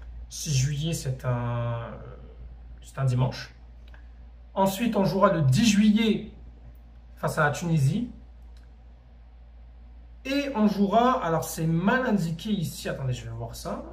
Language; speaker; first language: French; native; French